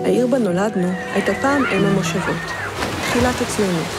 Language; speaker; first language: Hebrew; native; Hebrew